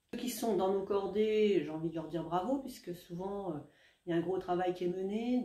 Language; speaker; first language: French; native; French